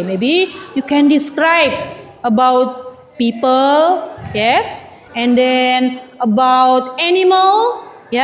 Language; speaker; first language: English; non-native, learner; Indonesian